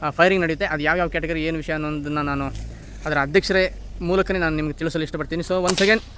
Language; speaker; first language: Kannada; non-native, local second language; Kodava